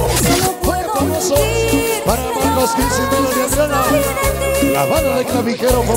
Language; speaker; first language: Spanish; native; Spanish